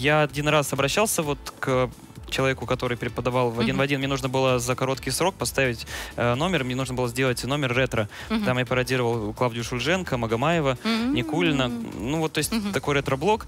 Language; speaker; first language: Russian; native; Russian